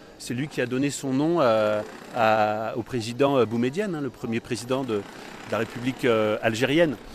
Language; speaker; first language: French; native; French